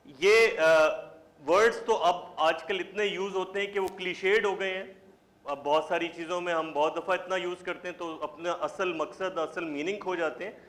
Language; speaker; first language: Urdu; native; Urdu